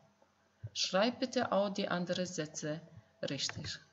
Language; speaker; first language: German; non-native, fluent; Albanian